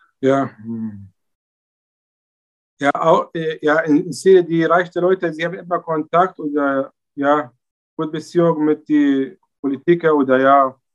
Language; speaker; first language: German; non-native, learner; Arabic